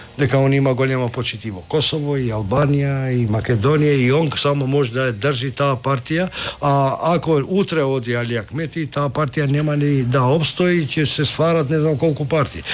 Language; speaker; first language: Macedonian; non-native, local second language; Albanian